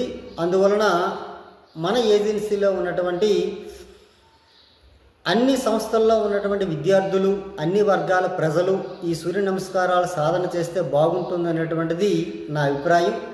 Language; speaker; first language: Telugu; native; Telugu